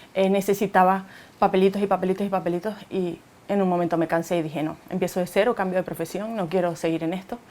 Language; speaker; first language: Spanish; native; Spanish